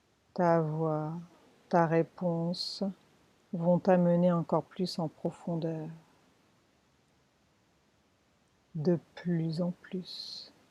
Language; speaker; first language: French; native; French